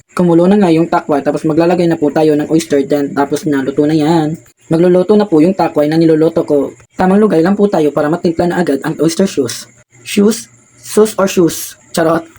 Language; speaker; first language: Filipino; non-native, local second language; Hiligaynon